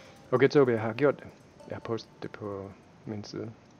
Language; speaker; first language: Danish; native; Danish